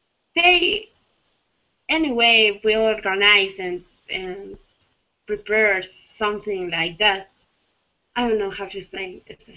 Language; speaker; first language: English; non-native, learner; Spanish